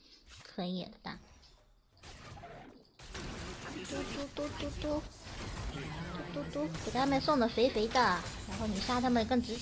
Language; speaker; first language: Chinese; native; Chinese